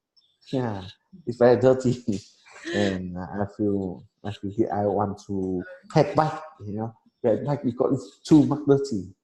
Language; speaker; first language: English; non-native, learner; Vietnamese